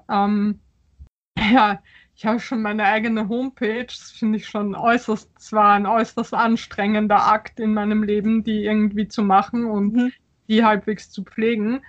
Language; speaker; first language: German; early bilingual, other home language; Polish